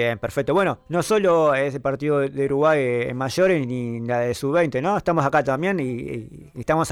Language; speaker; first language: Spanish; native; Spanish